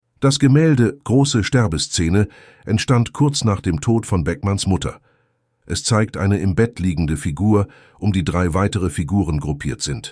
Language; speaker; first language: German; native; German